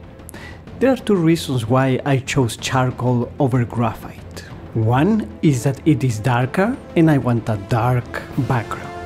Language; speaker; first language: English; non-native, fluent; Spanish